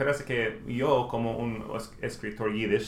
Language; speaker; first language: Spanish; non-native, learner; English